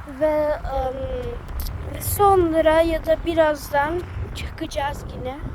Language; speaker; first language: Turkish; early bilingual, heritage; Turkish